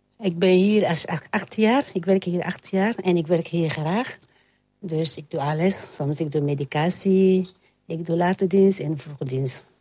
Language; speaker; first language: Dutch; non-native, learner; French